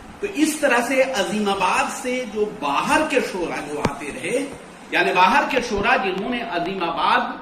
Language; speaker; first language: Urdu; native; Urdu